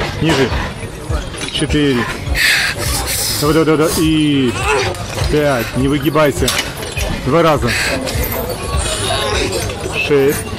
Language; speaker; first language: Russian; native; Russian